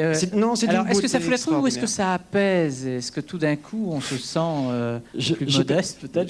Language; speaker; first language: French; native; French